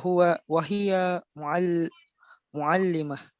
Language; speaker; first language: Arabic; non-native, learner; Indonesian